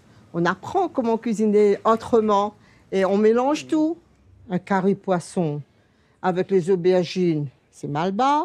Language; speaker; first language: French; non-native, local second language; Réunion Creole French